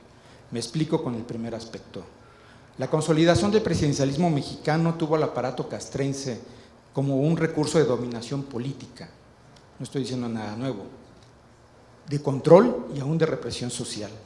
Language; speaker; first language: Spanish; native; Spanish